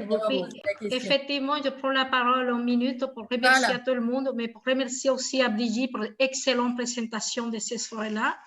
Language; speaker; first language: French; non-native, fluent; Spanish